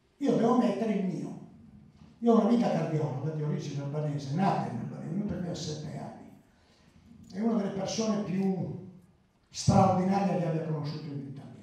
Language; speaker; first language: Italian; early bilingual, other home language; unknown